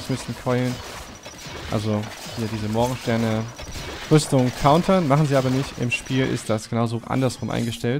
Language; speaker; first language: German; native; German